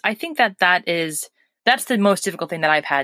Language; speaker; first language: English; native; English